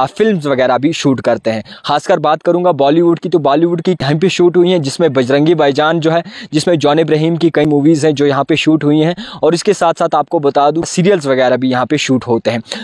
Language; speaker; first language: Hindi; non-native, local second language; Kashmiri